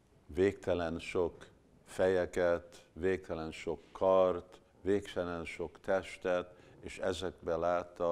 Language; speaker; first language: Hungarian; early bilingual, heritage; Hungarian